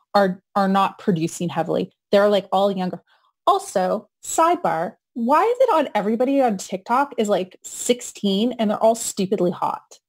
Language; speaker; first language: English; native; English